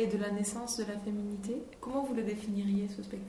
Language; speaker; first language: French; native; French